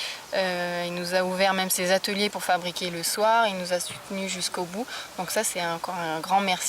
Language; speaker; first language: French; native; French